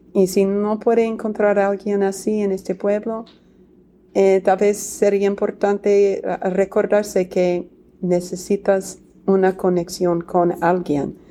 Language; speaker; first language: Spanish; non-native, fluent; English